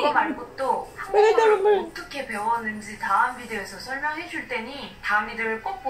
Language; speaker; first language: Korean; non-native, fluent; French